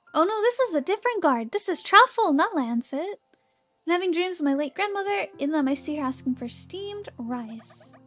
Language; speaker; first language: English; native; English